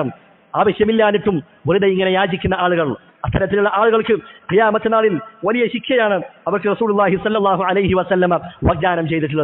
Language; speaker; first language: Malayalam; native; Malayalam